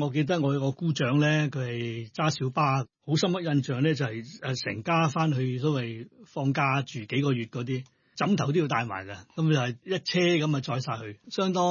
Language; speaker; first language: Cantonese; non-native, local second language; Hakka Chinese